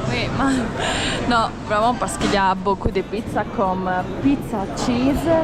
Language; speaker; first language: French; non-native, fluent; Italian